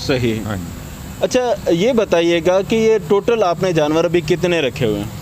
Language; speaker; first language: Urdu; non-native, local second language; Punjabi